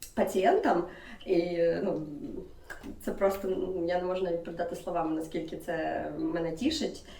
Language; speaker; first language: Ukrainian; non-native, local second language; Russian